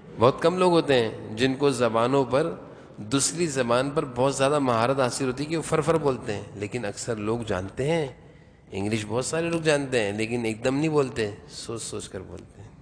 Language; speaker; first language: Urdu; native; Urdu